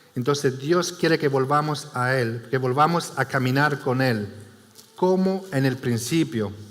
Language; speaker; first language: Spanish; non-native, fluent; Romanian